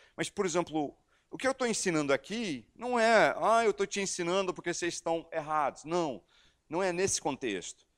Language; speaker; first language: Portuguese; non-native, fluent; English